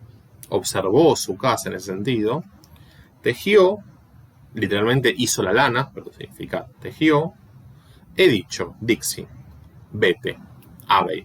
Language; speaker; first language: Spanish; native; Spanish